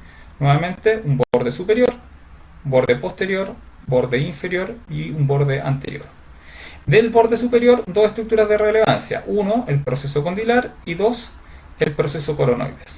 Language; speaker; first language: Spanish; native; Spanish